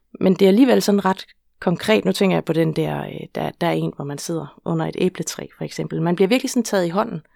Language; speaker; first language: Danish; native; Danish